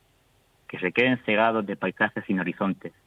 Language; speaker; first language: Spanish; native; Spanish